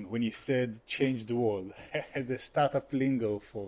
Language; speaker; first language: English; non-native, fluent; Hebrew